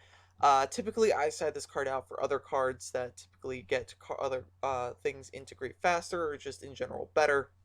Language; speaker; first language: English; native; English